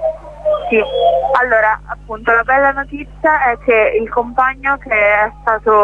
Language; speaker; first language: Italian; native; Italian